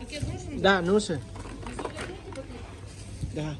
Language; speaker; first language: Russian; non-native, learner; Lao